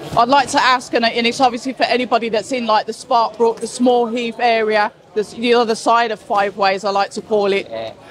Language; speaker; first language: English; native; English